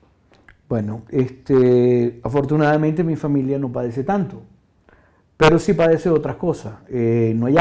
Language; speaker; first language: Spanish; native; Spanish